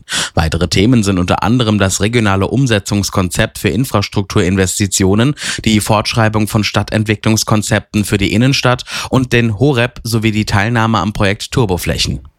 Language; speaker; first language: German; native; German